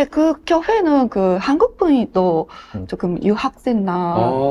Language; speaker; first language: Korean; non-native, learner; Japanese